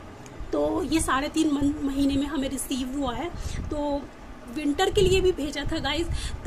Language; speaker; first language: Hindi; native; Hindi